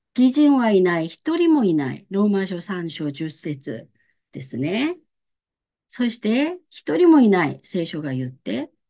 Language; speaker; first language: Japanese; non-native, fluent; Korean